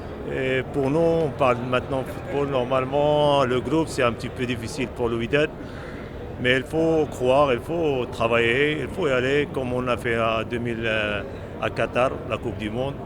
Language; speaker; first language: French; non-native, local second language; Arabic